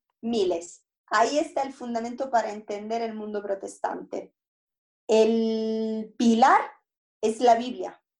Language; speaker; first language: Spanish; non-native, fluent; Italian